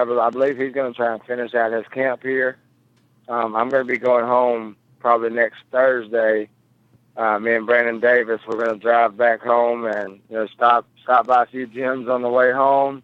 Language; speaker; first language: English; native; English